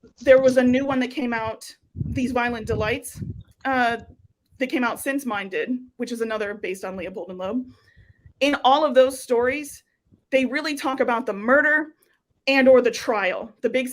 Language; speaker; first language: English; native; English